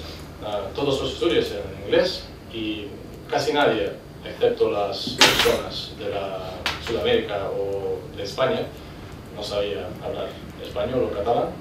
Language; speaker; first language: Spanish; non-native, fluent; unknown